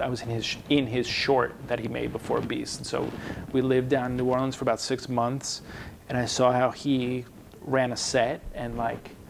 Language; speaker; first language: English; native; English